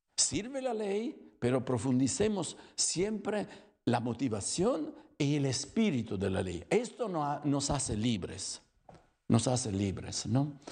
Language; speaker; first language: Spanish; non-native, fluent; Italian